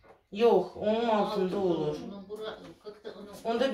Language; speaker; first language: Russian; native; Russian